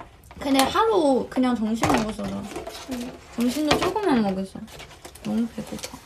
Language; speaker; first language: Korean; non-native, fluent; Chinese